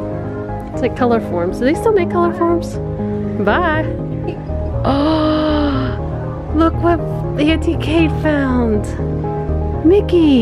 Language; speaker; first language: English; native; English